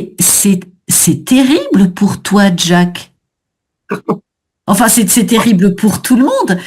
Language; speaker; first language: French; native; French